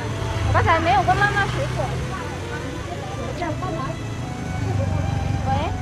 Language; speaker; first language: Chinese; non-native, fluent; Vietnamese